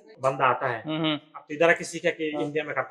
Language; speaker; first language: Hindi; non-native, learner; Bangla